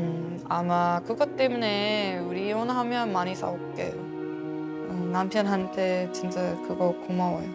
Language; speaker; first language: Korean; non-native, learner; English